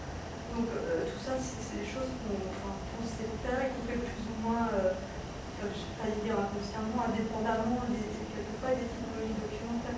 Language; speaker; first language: French; native; French